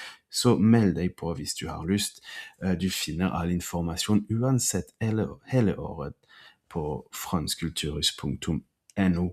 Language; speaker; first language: Norwegian; non-native, fluent; French